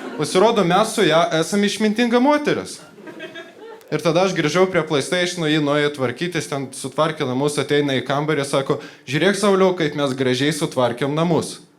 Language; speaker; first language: Lithuanian; non-native, local second language; Polish